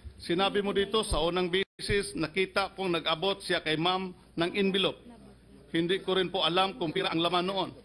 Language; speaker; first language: Filipino; non-native, local second language; Cebuano